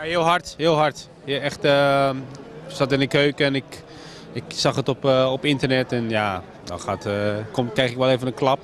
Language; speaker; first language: Dutch; native; Dutch